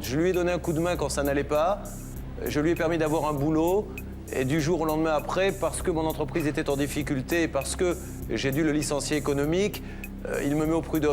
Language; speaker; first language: French; native; French